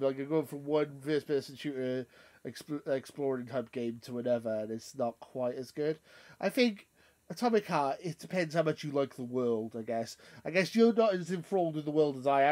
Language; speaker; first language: English; native; English